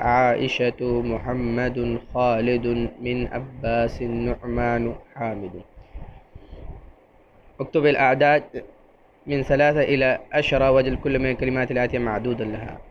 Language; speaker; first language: Arabic; non-native, fluent; Urdu